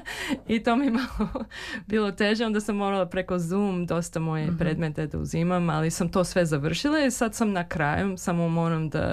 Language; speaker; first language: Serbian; early bilingual, heritage; Serbian